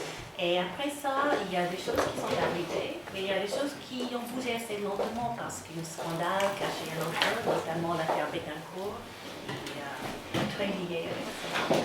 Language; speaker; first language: French; non-native, fluent; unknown